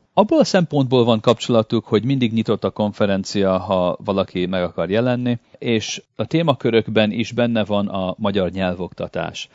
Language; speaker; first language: Hungarian; early bilingual, heritage; Hungarian